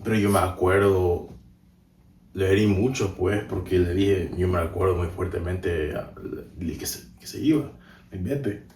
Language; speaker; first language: Spanish; early bilingual, heritage; Spanish